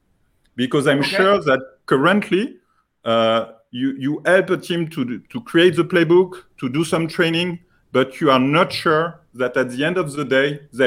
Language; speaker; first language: English; non-native, fluent; French